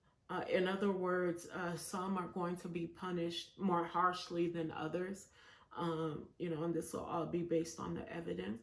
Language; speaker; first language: English; native; English